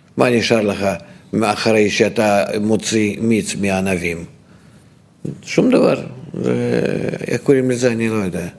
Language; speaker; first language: Hebrew; non-native, fluent; Russian